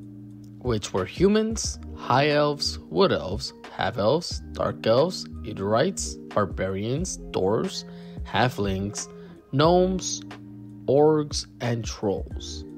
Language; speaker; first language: English; native; English